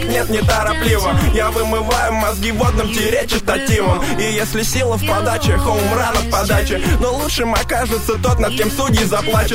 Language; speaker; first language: Russian; native; Russian